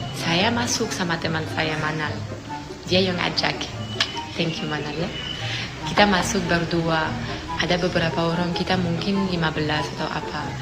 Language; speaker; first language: Indonesian; non-native, fluent; French